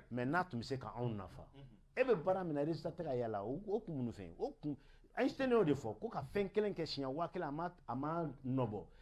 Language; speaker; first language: French; non-native, local second language; Bambara